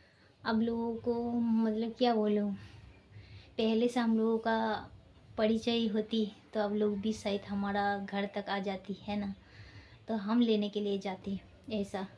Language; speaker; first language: Hindi; non-native, local second language; Santali